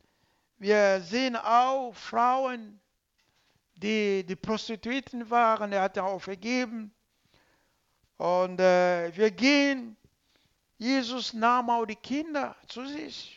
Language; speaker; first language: German; non-native, learner; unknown